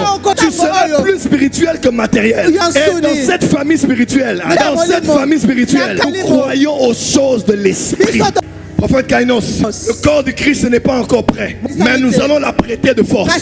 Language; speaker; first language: French; non-native, local second language; Lingala